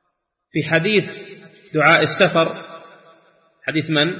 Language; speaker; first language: Arabic; native; Arabic